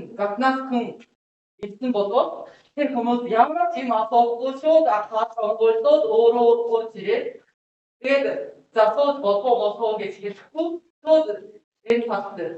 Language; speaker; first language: Mongolian; non-native, learner; Japanese